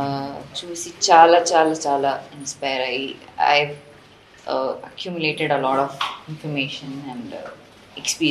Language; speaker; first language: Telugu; non-native, fluent; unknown